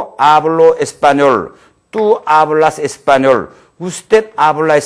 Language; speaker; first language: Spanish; non-native, fluent; Korean